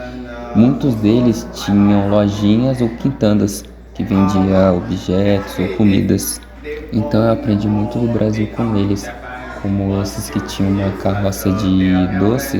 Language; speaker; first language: Portuguese; non-native, fluent; Japanese